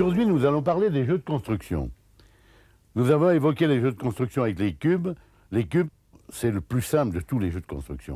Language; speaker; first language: French; native; French